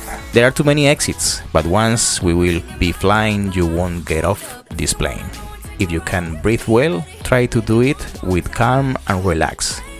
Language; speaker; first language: English; non-native, learner; Spanish